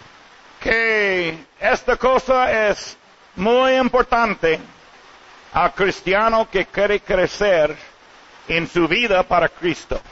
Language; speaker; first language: Spanish; non-native, learner; English